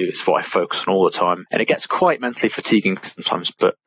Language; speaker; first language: English; native; English